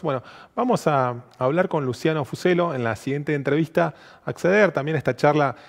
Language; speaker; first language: Spanish; native; Spanish